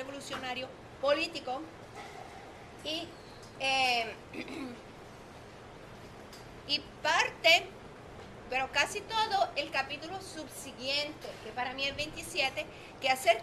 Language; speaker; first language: Spanish; non-native, fluent; Italian